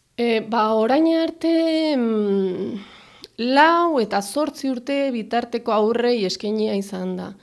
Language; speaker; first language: Basque; native; Basque